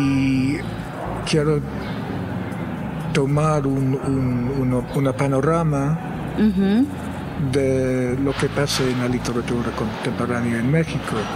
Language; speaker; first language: Spanish; non-native, fluent; English